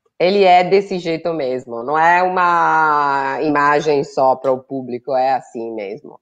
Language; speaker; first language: Portuguese; non-native, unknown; Italian